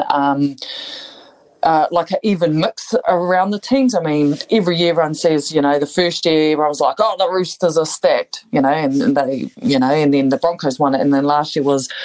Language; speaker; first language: English; native; English